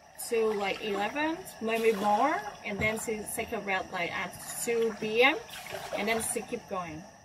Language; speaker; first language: English; non-native, learner; Vietnamese